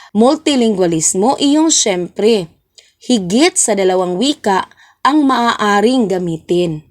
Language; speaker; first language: Filipino; non-native, local second language; Cebuano